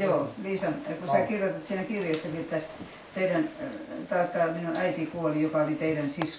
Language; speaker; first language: Finnish; native; Finnish